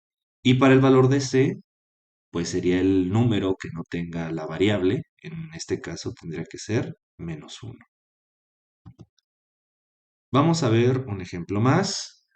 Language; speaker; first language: Spanish; native; Spanish